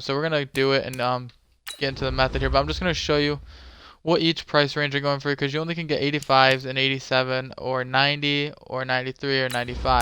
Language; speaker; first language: English; native; English